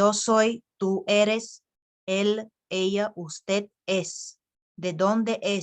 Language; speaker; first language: Spanish; non-native, fluent; Bulgarian